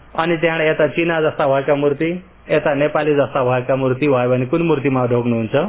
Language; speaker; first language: Nepali; early bilingual, heritage; Nepali